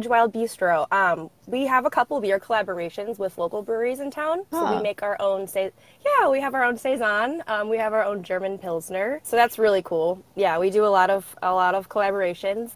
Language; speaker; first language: English; native; English